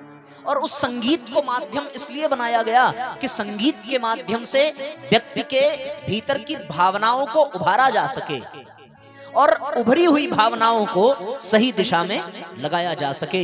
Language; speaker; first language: Hindi; native; Hindi